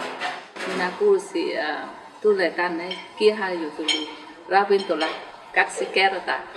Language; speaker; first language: Finnish; non-native, learner; Khmer